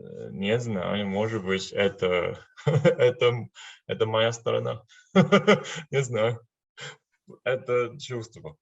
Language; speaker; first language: Russian; non-native, learner; Chinese